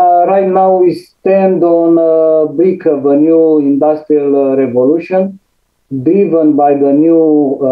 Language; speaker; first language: English; non-native, fluent; Romanian